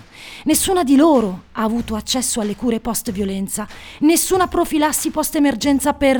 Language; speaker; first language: Italian; native; Italian